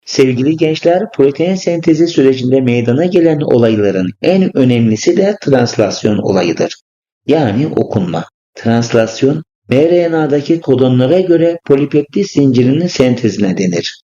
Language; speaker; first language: Turkish; native; Turkish